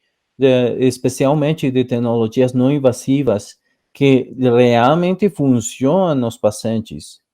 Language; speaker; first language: Portuguese; non-native, fluent; Spanish